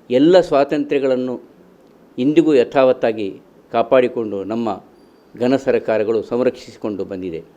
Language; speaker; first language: Kannada; non-native, local second language; Tulu